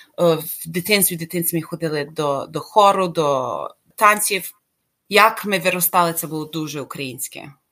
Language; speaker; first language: Ukrainian; early bilingual, heritage; Ukrainian